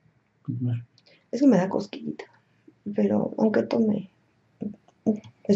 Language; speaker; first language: Spanish; native; Spanish